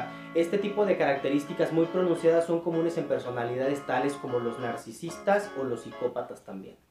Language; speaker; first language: Spanish; native; Spanish